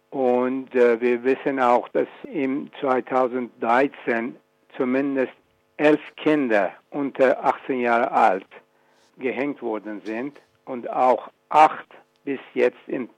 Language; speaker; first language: German; non-native, fluent; Persian